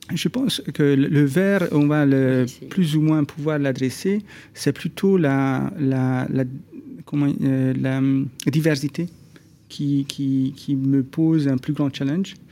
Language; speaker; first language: French; non-native, fluent; Hungarian